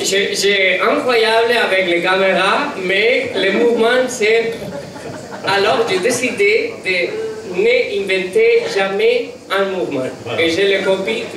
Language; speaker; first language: French; non-native, learner; Catalan